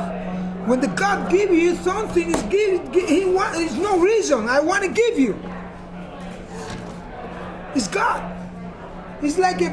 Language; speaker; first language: English; non-native, learner; Spanish